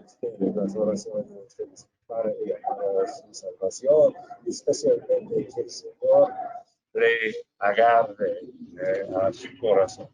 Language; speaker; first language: Spanish; non-native, fluent; English